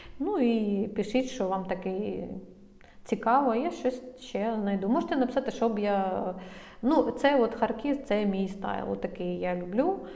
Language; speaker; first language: Ukrainian; non-native, local second language; Russian